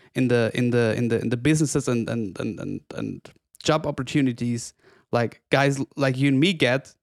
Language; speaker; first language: English; non-native, fluent; German